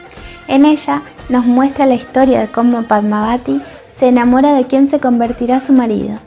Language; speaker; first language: Spanish; native; Spanish